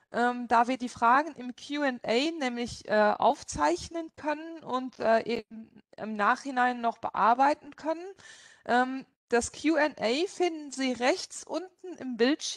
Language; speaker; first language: German; non-native, local second language; Luxembourgish